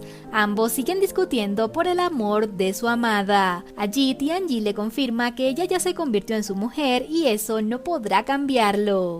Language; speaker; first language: Spanish; native; Spanish